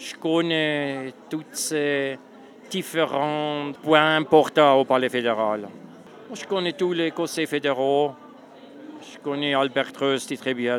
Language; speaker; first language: French; non-native, local second language; Swiss German